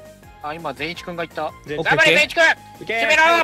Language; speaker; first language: Japanese; native; Japanese